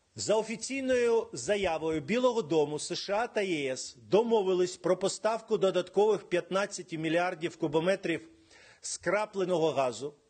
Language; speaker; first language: Ukrainian; non-native, local second language; Russian